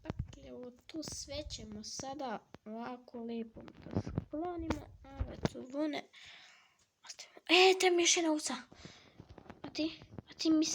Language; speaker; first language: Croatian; early bilingual, heritage; Croatian